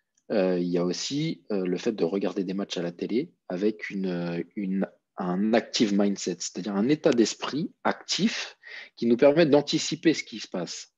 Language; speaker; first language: French; native; French